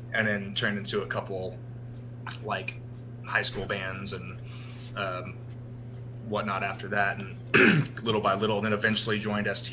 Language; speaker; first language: English; native; English